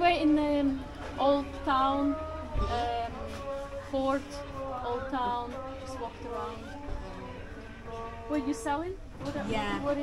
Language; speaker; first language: English; non-native, fluent; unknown